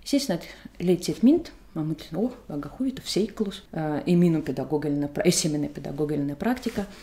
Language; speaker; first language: Estonian; non-native, learner; Russian